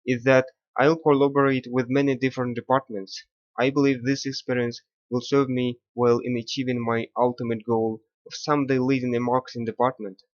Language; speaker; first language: English; non-native, learner; Kazakh